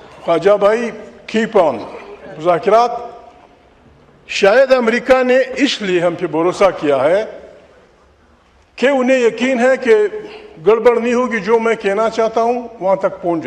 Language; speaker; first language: Urdu; non-native, local second language; Pashto